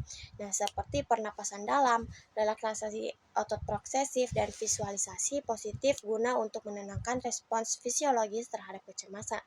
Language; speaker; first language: Indonesian; native; Indonesian